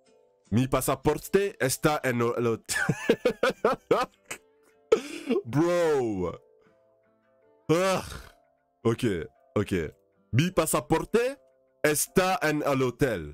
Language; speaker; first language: Spanish; non-native, learner; English